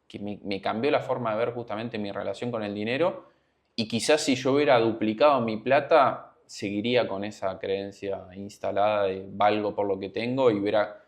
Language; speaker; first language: Spanish; native; Spanish